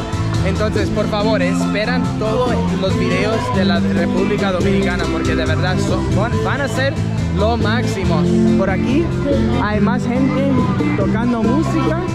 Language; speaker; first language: Spanish; non-native, fluent; English